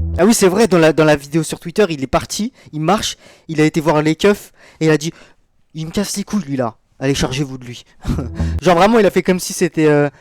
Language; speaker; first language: French; native; French